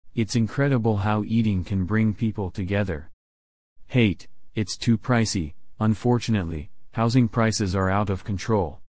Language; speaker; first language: English; non-native, local second language; Cantonese